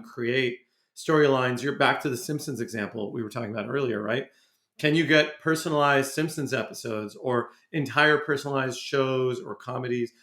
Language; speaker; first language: English; native; English